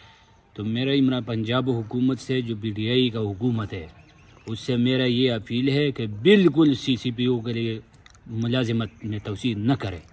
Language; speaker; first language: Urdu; non-native, local second language; Pashto